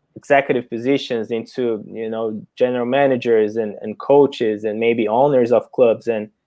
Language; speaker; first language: English; non-native, fluent; Portuguese